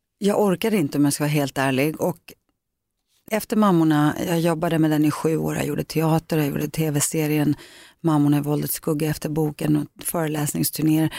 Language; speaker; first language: Swedish; early bilingual, other home language; Greek